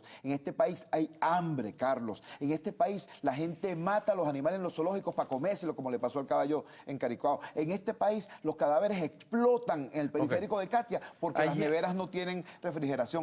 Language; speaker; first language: Spanish; native; Spanish